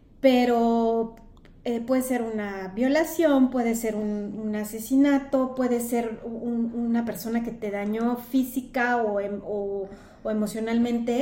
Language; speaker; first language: Spanish; native; Spanish